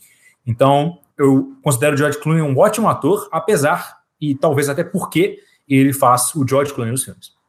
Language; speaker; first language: Portuguese; native; Portuguese